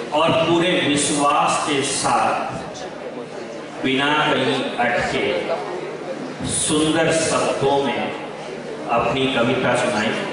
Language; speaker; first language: Hindi; non-native, local second language; Kannada